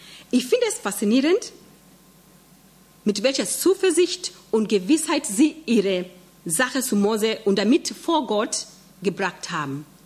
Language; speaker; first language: German; non-native, fluent; Swahili